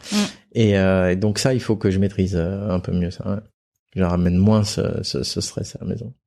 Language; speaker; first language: French; native; French